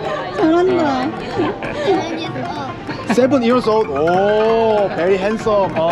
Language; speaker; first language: English; non-native, learner; Korean